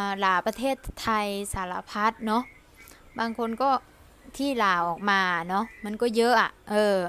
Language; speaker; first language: Thai; early bilingual, other home language; Lao